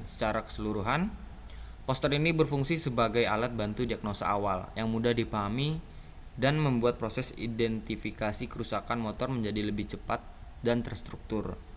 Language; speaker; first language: Indonesian; native; Indonesian